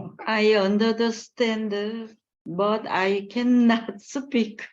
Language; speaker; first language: English; non-native, learner; Korean